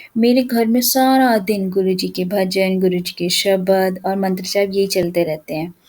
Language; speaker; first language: Hindi; native; Hindi